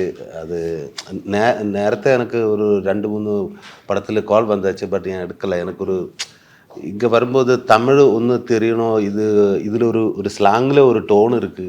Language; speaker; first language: Tamil; non-native, learner; Malayalam